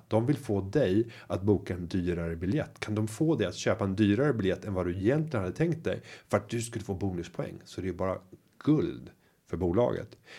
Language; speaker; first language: Swedish; native; Swedish